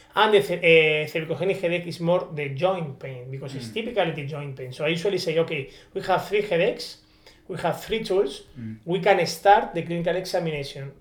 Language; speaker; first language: English; non-native, learner; Spanish